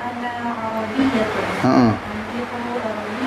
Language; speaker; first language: Arabic; non-native, learner; Indonesian